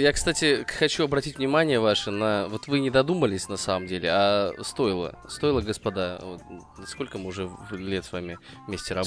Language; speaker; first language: Russian; native; Russian